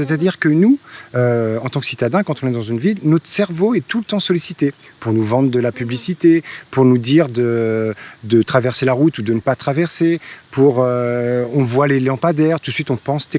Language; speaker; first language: French; native; French